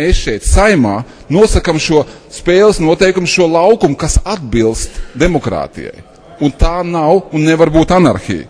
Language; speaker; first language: Latvian; native; Latvian